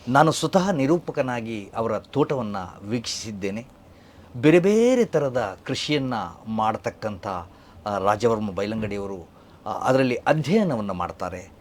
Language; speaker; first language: Kannada; native; Kannada